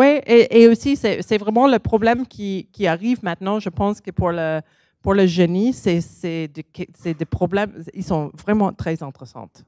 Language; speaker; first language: French; non-native, learner; English